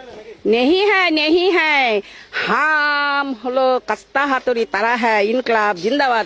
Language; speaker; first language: Hindi; non-native, learner; Bangla